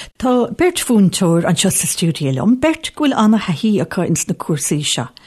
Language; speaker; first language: Irish; native; Irish